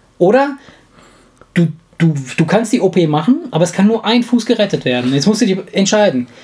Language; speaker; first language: German; non-native, fluent; Italian